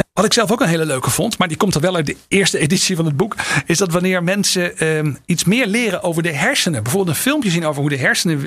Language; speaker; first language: Dutch; native; Dutch